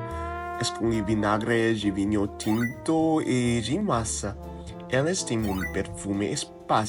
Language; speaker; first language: Portuguese; non-native, learner; Chinese